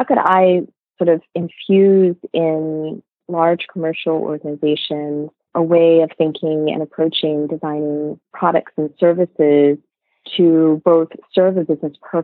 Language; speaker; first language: English; native; English